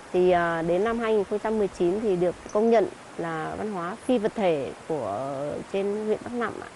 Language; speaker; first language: Vietnamese; non-native, local second language; Tày